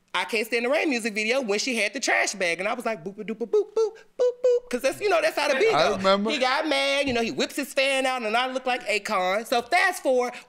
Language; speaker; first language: English; native; English